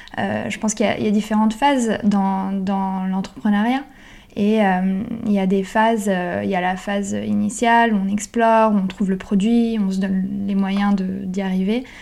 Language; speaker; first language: French; non-native, fluent; Italian